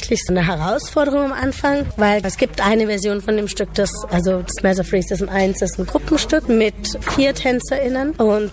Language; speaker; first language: German; native; German